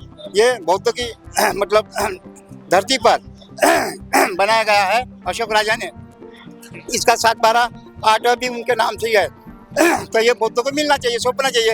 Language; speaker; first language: Hindi; native; Hindi